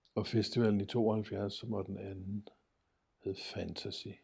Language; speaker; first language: Danish; native; Danish